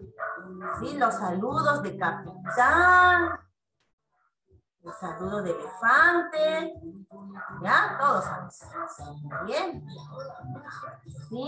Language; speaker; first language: Spanish; native; Spanish